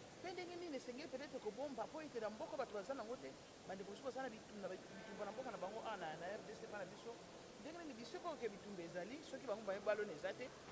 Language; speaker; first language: Lingala; native; Lingala